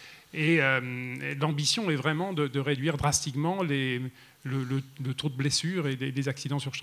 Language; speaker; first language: French; native; French